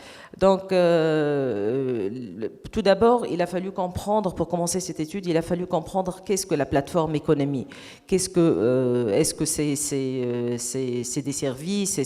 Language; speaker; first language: French; non-native, local second language; Arabic